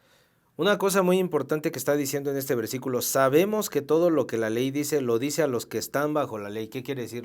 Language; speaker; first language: Spanish; native; Spanish